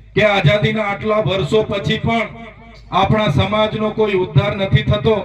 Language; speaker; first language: Gujarati; native; Gujarati